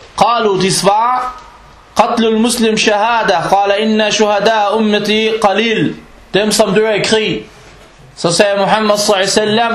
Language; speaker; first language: Danish; non-native, fluent; Arabic